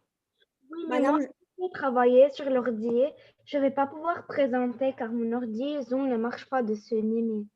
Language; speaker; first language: French; non-native, local second language; Arabic